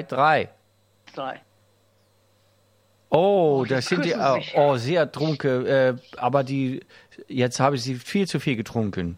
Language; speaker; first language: German; native; German